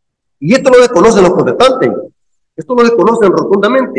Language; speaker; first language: Spanish; native; Spanish